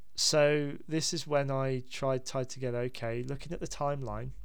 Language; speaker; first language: English; native; English